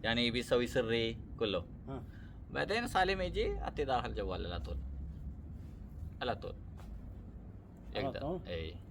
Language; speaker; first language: Arabic; non-native, learner; Malayalam